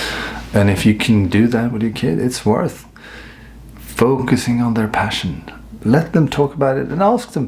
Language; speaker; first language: English; non-native, fluent; Swedish